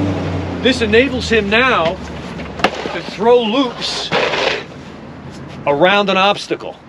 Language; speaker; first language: English; native; English